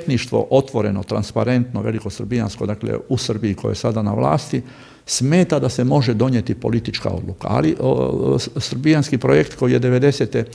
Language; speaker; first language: Croatian; native; Croatian